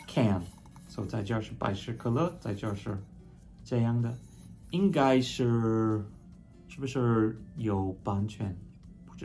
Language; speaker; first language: Chinese; non-native, fluent; English